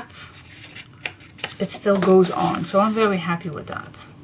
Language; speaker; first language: English; non-native, fluent; Dutch